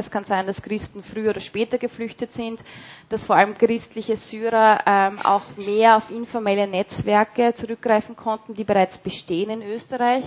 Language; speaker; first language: German; native; German